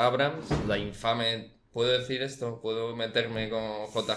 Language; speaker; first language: Spanish; native; Spanish